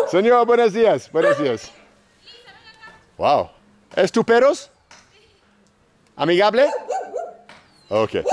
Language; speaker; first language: Spanish; non-native, learner; English